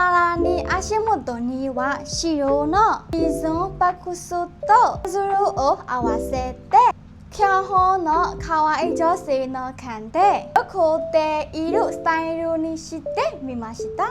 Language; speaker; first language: Japanese; non-native, learner; Burmese